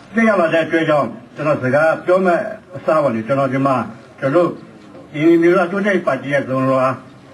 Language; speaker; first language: Burmese; non-native, local second language; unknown